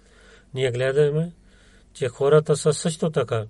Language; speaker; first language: Bulgarian; non-native, learner; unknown